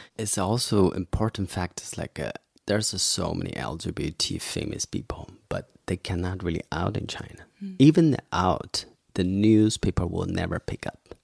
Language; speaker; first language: English; non-native, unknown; Chinese